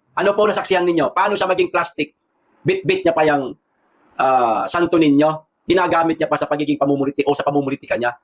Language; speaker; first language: Filipino; non-native, local second language; Cebuano